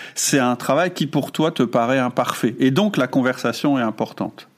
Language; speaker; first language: French; non-native, fluent; German